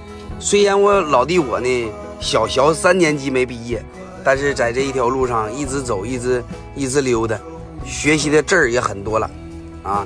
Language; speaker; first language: Chinese; native; Chinese